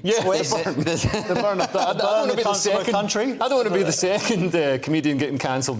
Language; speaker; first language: English; native; English